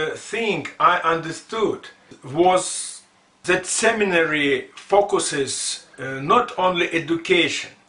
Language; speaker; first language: English; non-native, fluent; Russian